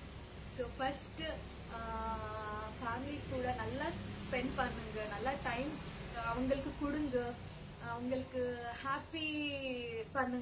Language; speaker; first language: Tamil; non-native, learner; Telugu